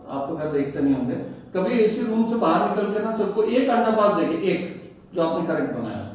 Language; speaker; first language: Hindi; non-native, local second language; Marathi